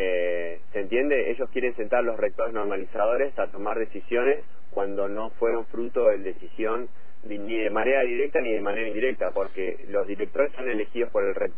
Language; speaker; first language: Spanish; native; Spanish